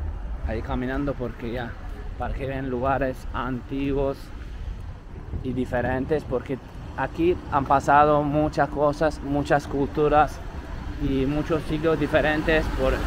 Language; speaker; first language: Spanish; non-native, fluent; Turkish